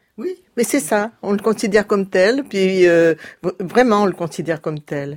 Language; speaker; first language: French; native; French